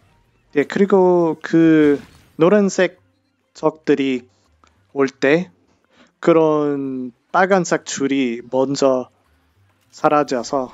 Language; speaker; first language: Korean; non-native, fluent; English